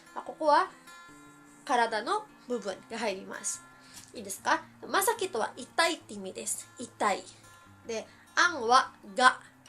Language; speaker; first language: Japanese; early bilingual, heritage; Filipino